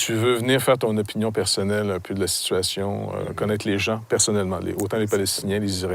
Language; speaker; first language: French; native; French